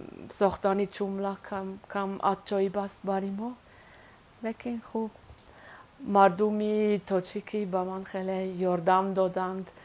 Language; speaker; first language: Persian; non-native, learner; Swiss German